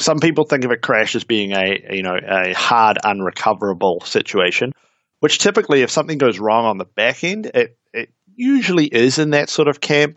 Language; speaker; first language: English; native; English